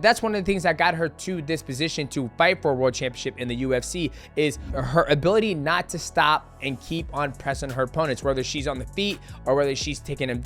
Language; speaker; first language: English; native; English